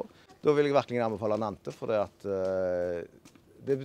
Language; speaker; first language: Norwegian; native; Norwegian